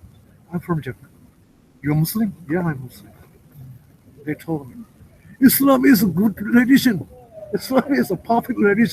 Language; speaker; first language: English; non-native, learner; Japanese